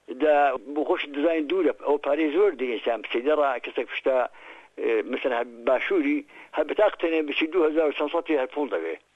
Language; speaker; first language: Central Kurdish; native; Central Kurdish